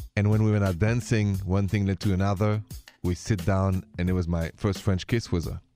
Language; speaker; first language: English; non-native, fluent; French